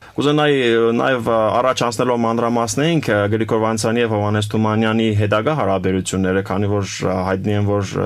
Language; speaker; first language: Armenian; native; Armenian